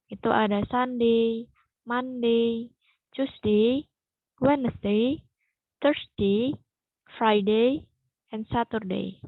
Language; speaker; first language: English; non-native, learner; Indonesian